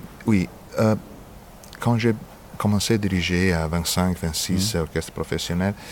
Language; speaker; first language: French; non-native, fluent; Italian